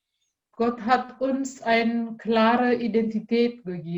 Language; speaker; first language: German; non-native, learner; Indonesian